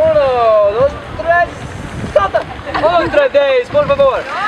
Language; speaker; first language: Spanish; non-native, learner; English